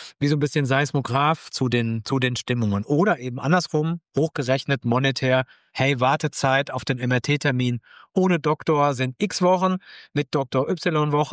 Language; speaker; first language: German; native; German